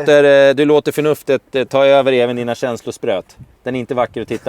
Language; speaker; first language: Swedish; native; Swedish